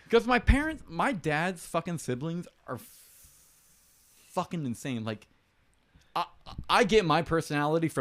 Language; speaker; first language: English; native; English